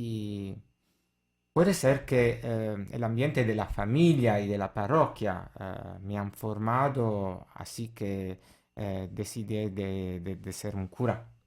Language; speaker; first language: Spanish; non-native, fluent; Italian